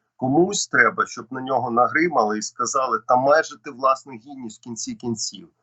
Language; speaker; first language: Ukrainian; non-native, local second language; Russian